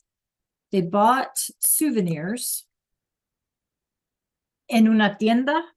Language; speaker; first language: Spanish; non-native, fluent; English